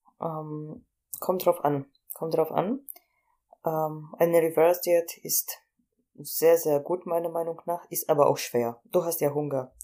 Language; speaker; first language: German; non-native, fluent; Polish